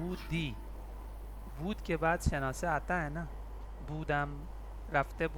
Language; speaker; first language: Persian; non-native, fluent; Urdu